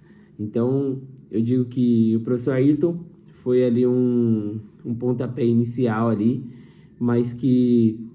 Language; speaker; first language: Portuguese; native; Portuguese